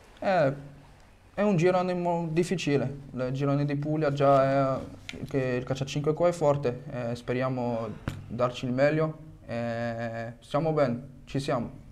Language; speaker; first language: Italian; non-native, fluent; French